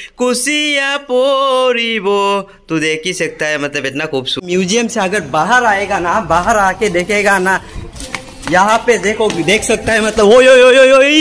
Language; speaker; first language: Hindi; non-native, local second language; Assamese